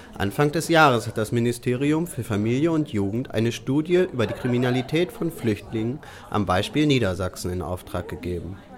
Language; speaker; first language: German; native; German